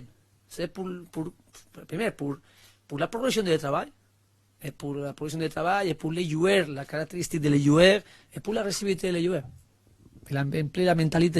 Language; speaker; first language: French; non-native, learner; Spanish